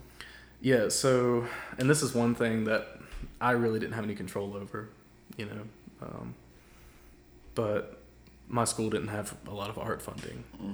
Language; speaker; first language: English; native; English